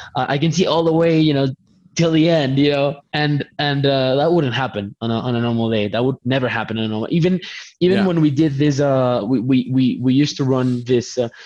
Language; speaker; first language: English; non-native, fluent; Spanish